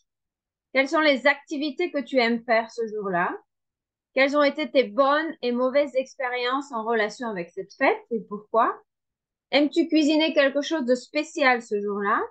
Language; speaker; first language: French; non-native, fluent; Spanish